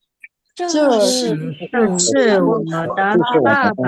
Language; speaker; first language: Chinese; non-native, learner; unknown